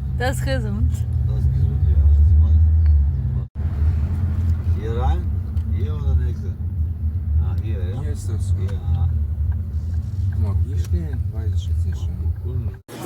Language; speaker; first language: German; non-native, learner; Ukrainian